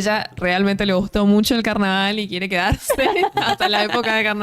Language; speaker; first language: Spanish; native; Spanish